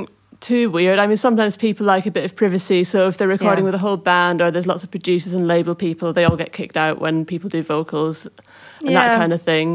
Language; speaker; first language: English; native; English